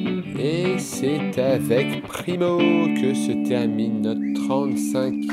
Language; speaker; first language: French; native; French